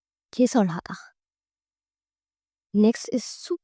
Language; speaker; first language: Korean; non-native, fluent; Hindi